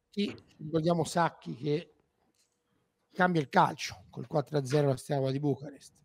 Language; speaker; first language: Italian; native; Italian